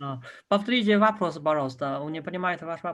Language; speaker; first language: Russian; non-native, learner; Chinese